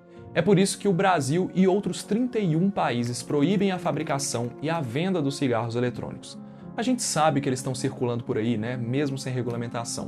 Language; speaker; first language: Portuguese; native; Portuguese